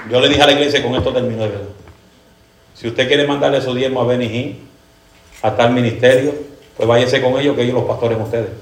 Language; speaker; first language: Spanish; early bilingual, heritage; Spanish